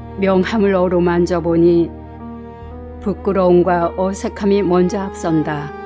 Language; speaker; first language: Korean; native; Korean